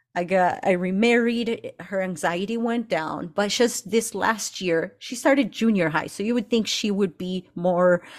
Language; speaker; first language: English; early bilingual, other home language; Spanish